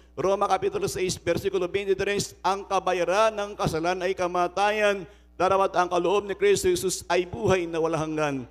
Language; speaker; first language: Filipino; native; Filipino